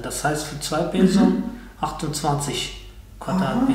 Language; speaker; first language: German; non-native, learner; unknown